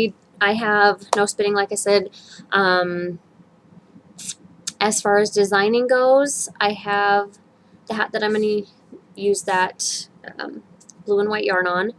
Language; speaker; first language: English; native; English